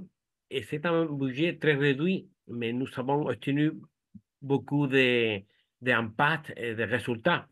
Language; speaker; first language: French; non-native, fluent; Spanish